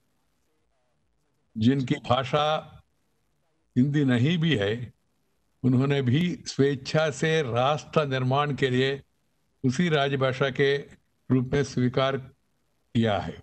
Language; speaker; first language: Hindi; non-native, local second language; Telugu